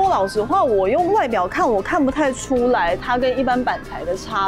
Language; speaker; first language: Chinese; native; Chinese